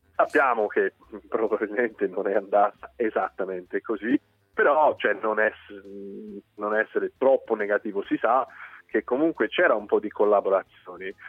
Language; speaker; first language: Italian; non-native, fluent; English